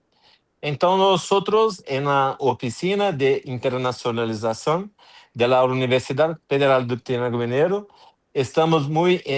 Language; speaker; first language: Spanish; non-native, fluent; Portuguese